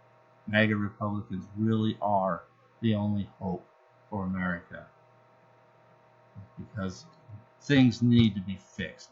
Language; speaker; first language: English; native; English